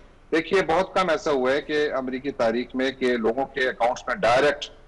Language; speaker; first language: Urdu; native; Urdu